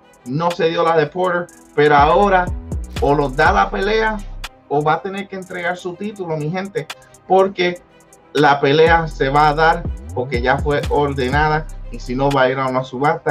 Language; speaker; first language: Spanish; early bilingual, heritage; Spanish